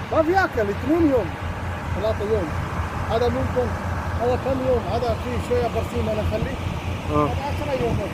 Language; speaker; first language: Arabic; non-native, learner; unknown